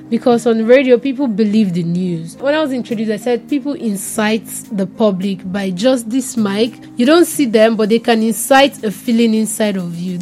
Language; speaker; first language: English; non-native, local second language; Nigerian Pidgin